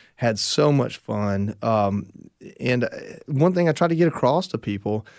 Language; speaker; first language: English; native; English